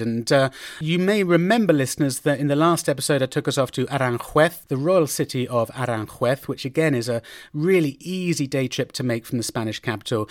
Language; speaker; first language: English; native; English